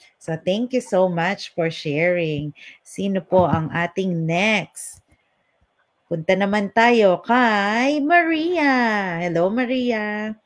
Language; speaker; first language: Filipino; non-native, local second language; Pampanga